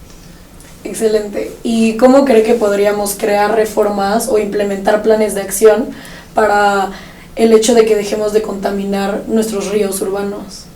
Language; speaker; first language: Spanish; native; Spanish